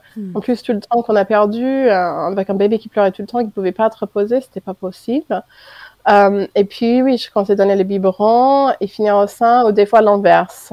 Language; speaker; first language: French; non-native, fluent; English